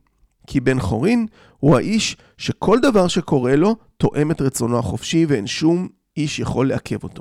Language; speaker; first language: Hebrew; native; Hebrew